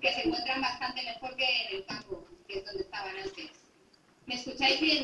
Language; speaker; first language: Spanish; native; Spanish